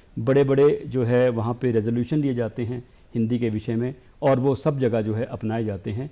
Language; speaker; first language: Hindi; native; Hindi